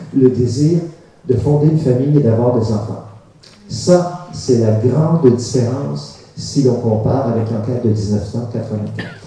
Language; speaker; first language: French; native; French